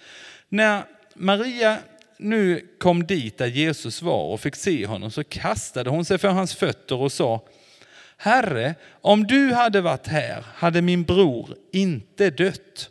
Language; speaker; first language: Swedish; non-native, fluent; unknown